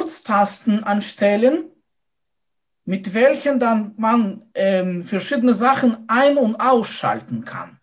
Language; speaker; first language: German; non-native, fluent; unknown